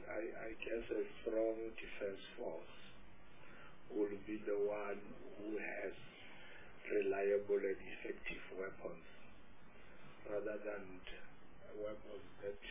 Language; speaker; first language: English; non-native, local second language; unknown